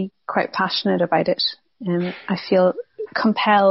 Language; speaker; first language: English; native; English